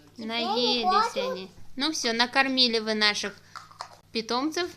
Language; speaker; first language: Russian; native; Russian